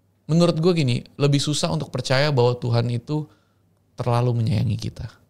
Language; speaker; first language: Indonesian; native; Indonesian